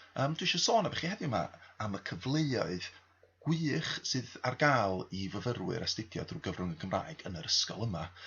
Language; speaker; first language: Welsh; native; Welsh